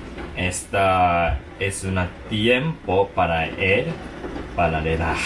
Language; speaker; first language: Spanish; non-native, learner; Japanese